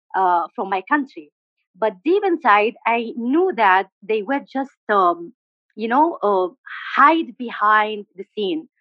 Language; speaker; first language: English; non-native, fluent; Arabic